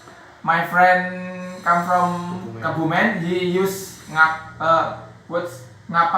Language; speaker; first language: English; non-native, learner; Javanese